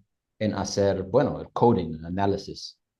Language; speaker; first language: Spanish; non-native, fluent; English